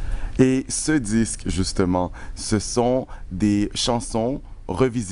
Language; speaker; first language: French; native; French